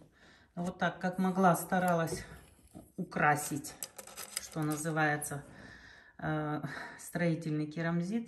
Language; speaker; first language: Russian; native; Russian